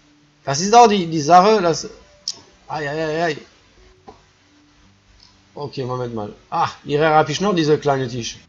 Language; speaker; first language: German; non-native, fluent; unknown